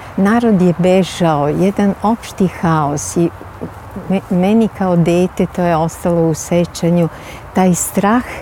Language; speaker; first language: Serbian; native; Serbian